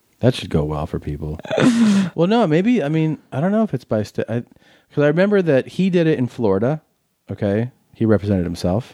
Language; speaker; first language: English; native; English